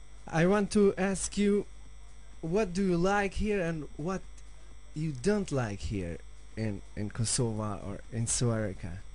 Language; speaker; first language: English; non-native, learner; Albanian